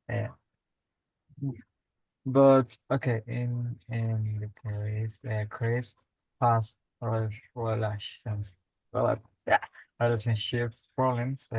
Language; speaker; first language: English; non-native, learner; Spanish